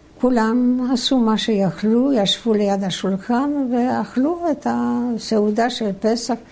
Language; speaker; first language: Hebrew; non-native, fluent; Polish